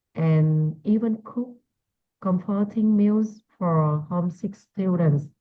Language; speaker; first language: English; non-native, learner; Vietnamese